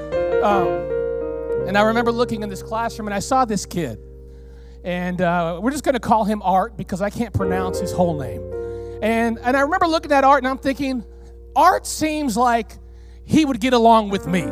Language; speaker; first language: English; early bilingual, other home language; Spanish